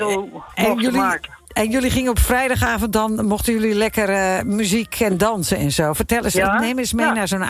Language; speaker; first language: Dutch; native; Dutch